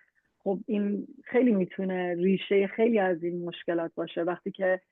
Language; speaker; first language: Persian; native; Persian